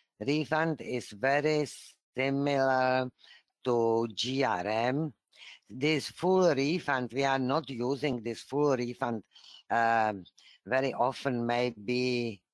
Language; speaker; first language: English; non-native, fluent; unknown